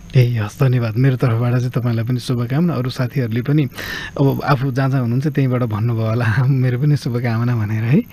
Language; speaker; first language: Nepali; native; Nepali